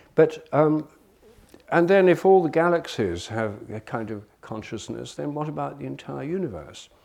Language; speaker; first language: English; native; English